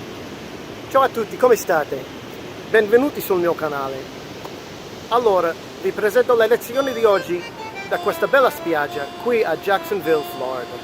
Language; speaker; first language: Italian; non-native, fluent; English